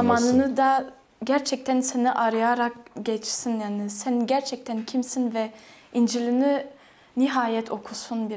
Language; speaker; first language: Turkish; non-native, fluent; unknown